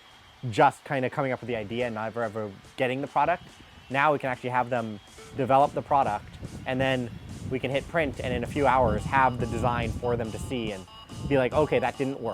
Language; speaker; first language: English; native; English